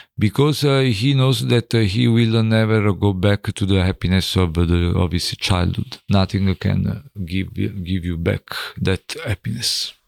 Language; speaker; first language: English; non-native, fluent; Italian